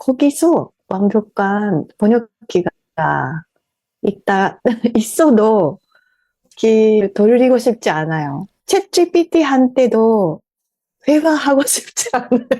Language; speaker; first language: Korean; non-native, fluent; Japanese